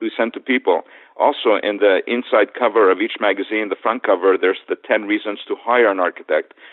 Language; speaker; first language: English; native; English